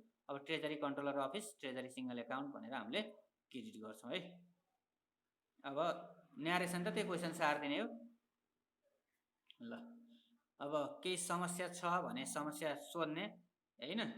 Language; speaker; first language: Nepali; native; Nepali